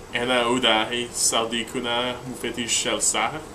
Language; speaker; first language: Arabic; non-native, learner; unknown